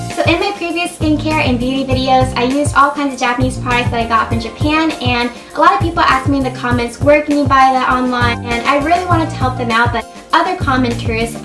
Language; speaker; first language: English; early bilingual, other home language; Japanese